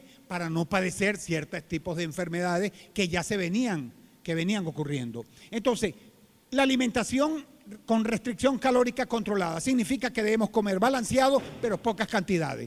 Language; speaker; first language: Spanish; native; Spanish